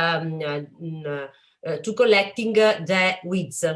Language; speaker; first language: English; non-native, learner; Italian